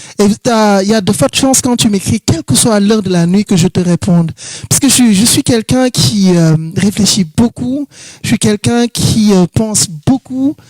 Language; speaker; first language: French; non-native, local second language; Wolof